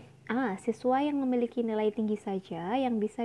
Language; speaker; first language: Indonesian; native; Indonesian